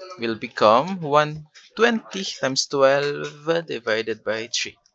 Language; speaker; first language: English; non-native, local second language; Filipino